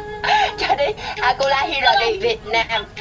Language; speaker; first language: Indonesian; non-native, learner; Vietnamese